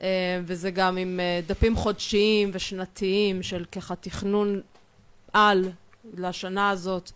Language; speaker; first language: Hebrew; native; Hebrew